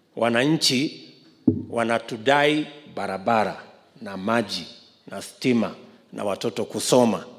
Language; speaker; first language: Swahili; native; Swahili